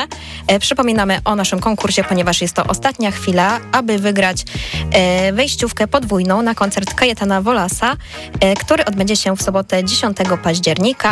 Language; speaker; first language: Polish; native; Polish